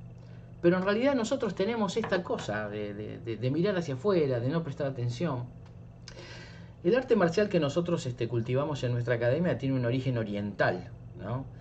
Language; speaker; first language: Spanish; native; Spanish